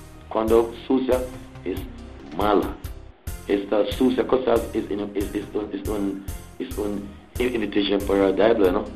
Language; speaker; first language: Spanish; non-native, learner; English